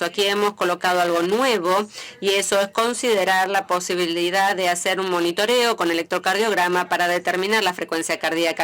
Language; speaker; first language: Spanish; native; Spanish